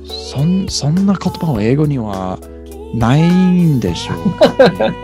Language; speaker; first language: Japanese; non-native, fluent; English